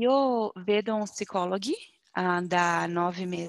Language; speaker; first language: Italian; non-native, learner; Portuguese